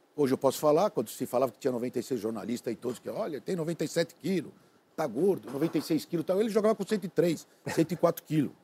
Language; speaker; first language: Portuguese; native; Portuguese